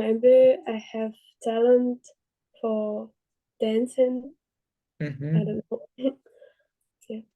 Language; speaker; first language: English; non-native, learner; Russian